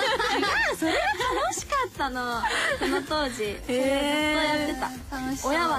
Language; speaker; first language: Japanese; native; Japanese